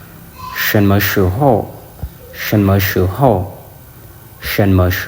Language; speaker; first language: Chinese; non-native, learner; Lao